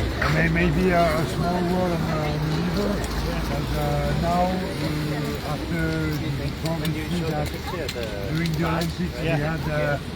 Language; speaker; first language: English; non-native, fluent; French